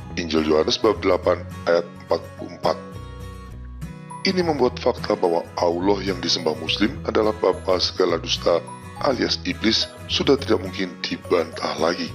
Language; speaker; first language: Indonesian; native; Indonesian